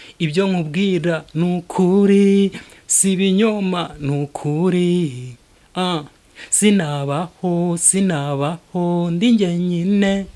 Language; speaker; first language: Kinyarwanda; early bilingual, heritage; Kinyarwanda